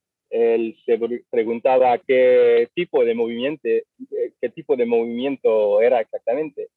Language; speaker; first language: Spanish; non-native, fluent; French